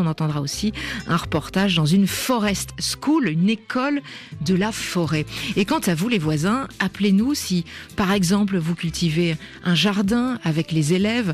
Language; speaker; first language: French; native; French